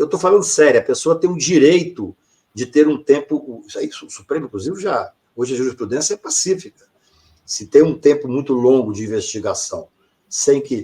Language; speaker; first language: Portuguese; native; Portuguese